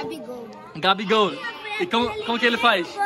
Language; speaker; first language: Portuguese; non-native, learner; German